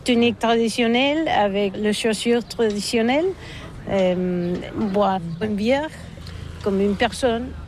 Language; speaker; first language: French; non-native, learner; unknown